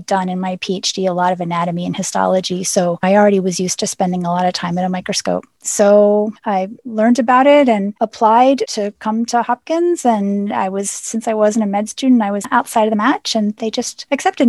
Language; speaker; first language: English; native; English